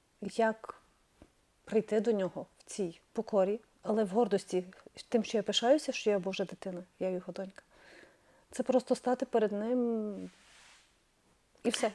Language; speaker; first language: Ukrainian; native; Ukrainian